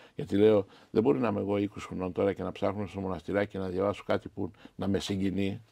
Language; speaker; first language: Greek; non-native, fluent; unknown